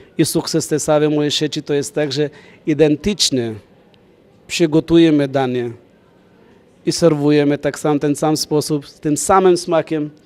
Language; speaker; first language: Polish; non-native, fluent; Punjabi